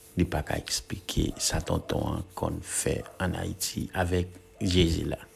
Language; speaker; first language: Haitian Creole; native; Haitian Creole